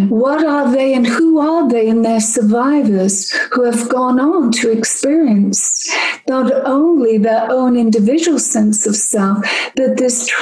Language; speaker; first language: English; native; English